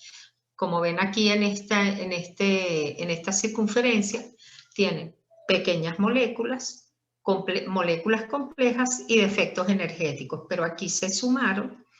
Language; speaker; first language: Spanish; native; Spanish